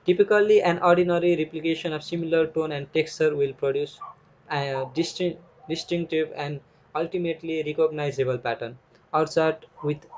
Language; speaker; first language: English; non-native, local second language; Nepali